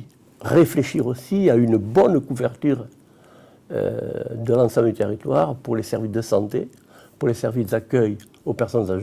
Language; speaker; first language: French; native; French